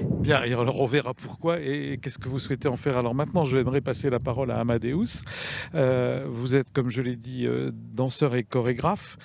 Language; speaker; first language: French; native; French